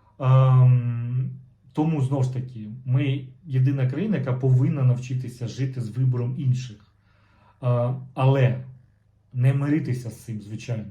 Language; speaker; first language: Ukrainian; non-native, local second language; Russian